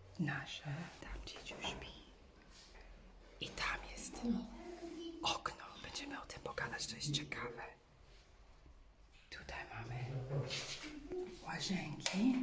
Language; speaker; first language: Polish; non-native, learner; English